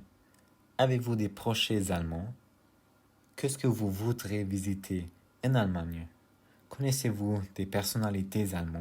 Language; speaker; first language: French; non-native, learner; German